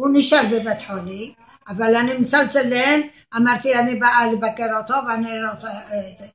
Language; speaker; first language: Hebrew; non-native, learner; Arabic